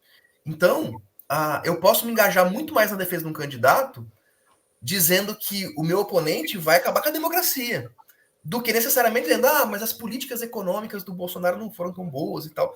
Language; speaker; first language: Portuguese; native; Portuguese